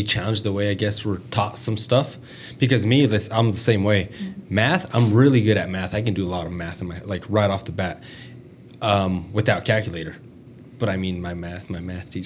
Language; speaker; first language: English; native; English